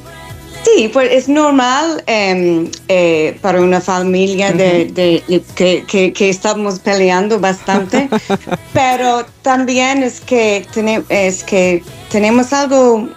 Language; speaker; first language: Spanish; non-native, learner; English